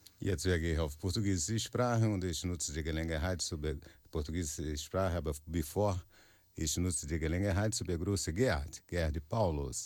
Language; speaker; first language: German; non-native, learner; Portuguese